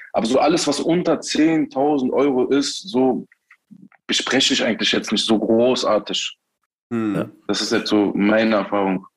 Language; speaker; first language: German; early bilingual, other home language; Turkish